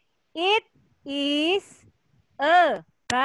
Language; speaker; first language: English; non-native, fluent; Indonesian